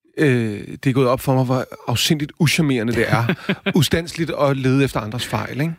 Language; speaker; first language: Danish; native; Danish